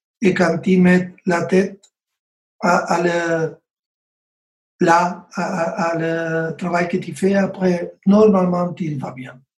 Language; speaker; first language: French; non-native, learner; Spanish